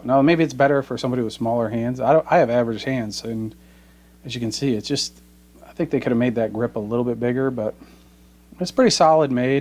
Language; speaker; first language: English; native; English